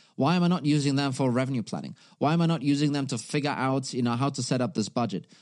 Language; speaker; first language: English; non-native, fluent; German